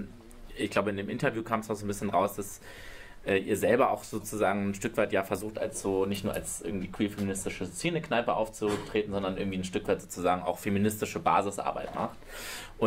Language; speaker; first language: German; native; German